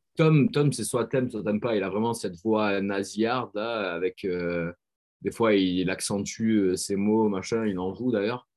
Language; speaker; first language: French; native; French